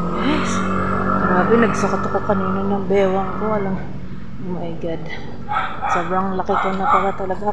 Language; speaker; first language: Filipino; non-native, local second language; Hiligaynon